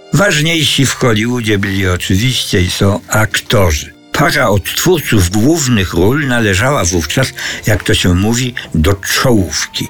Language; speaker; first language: Polish; native; Polish